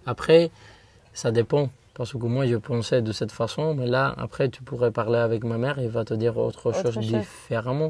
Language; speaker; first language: French; non-native, fluent; Spanish